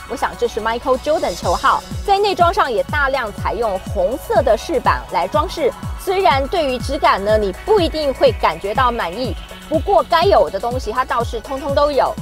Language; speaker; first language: Chinese; native; Chinese